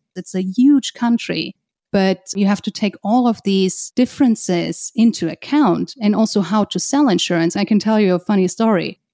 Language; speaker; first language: English; non-native, fluent; German